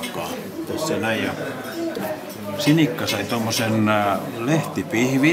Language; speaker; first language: Finnish; native; Finnish